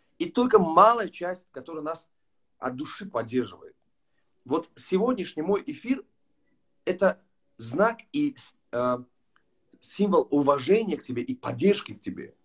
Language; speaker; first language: Russian; non-native, local second language; Tajik